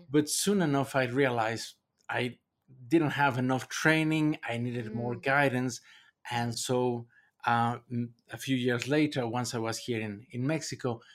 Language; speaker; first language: English; non-native, fluent; Spanish